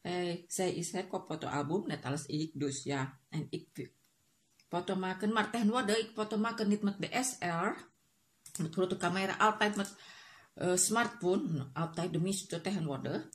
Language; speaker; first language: Dutch; non-native, learner; Indonesian